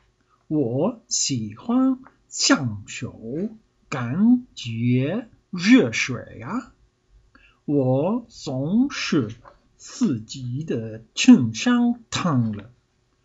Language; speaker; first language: Chinese; non-native, learner; English